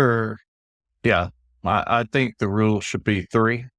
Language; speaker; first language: English; native; English